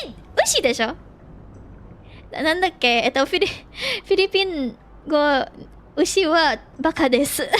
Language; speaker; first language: Japanese; non-native, learner; Filipino